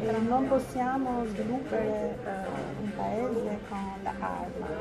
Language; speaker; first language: Italian; non-native, fluent; Albanian